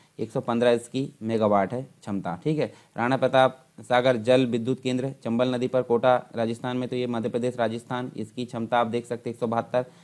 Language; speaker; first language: Hindi; native; Hindi